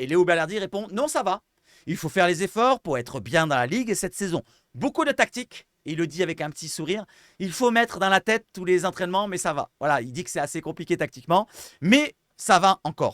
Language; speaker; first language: French; native; French